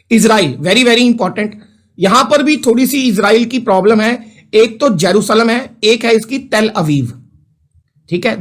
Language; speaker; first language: Hindi; non-native, local second language; Punjabi